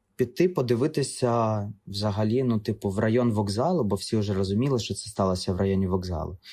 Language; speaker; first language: Ukrainian; non-native, local second language; Russian